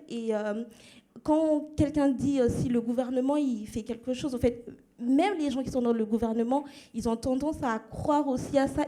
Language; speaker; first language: French; non-native, local second language; Lingala